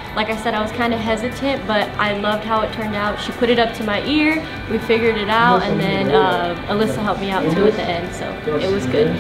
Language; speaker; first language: English; native; English